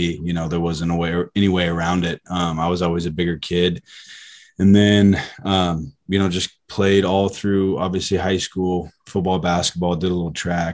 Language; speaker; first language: English; native; English